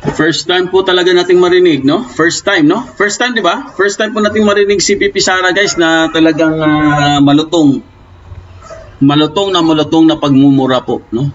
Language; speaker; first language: Filipino; non-native, local second language; Cebuano